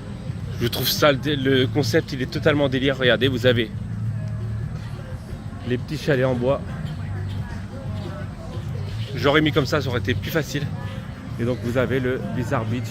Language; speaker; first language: French; native; French